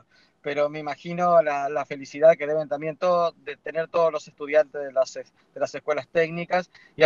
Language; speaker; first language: Spanish; native; Spanish